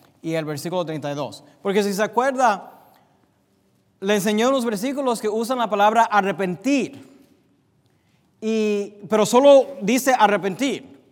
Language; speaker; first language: Spanish; early bilingual, heritage; English